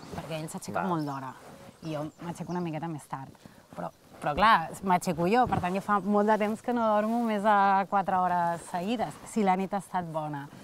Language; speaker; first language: Catalan; native; Catalan